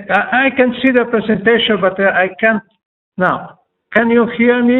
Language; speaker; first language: English; non-native, fluent; Italian